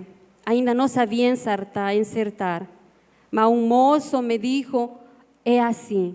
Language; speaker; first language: Portuguese; non-native, learner; Spanish